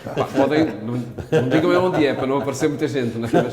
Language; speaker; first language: Portuguese; native; Portuguese